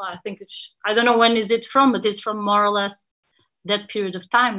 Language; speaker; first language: English; non-native, fluent; Portuguese